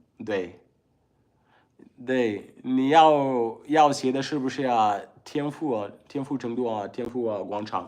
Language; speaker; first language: Chinese; non-native, learner; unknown